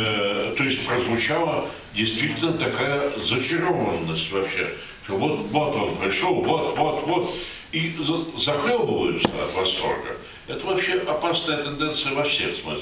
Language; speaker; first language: Russian; native; Russian